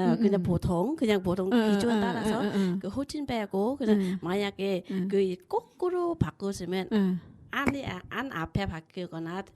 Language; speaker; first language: Korean; non-native, learner; Vietnamese